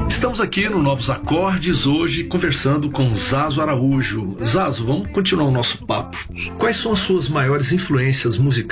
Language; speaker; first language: Portuguese; native; Portuguese